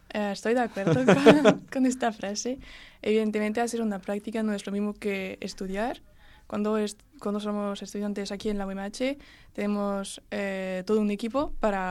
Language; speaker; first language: Spanish; early bilingual, heritage; French